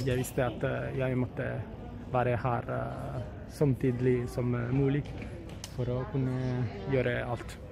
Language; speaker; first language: Norwegian; non-native, learner; Italian